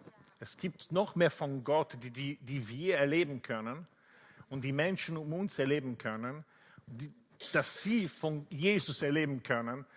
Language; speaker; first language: German; non-native, fluent; Italian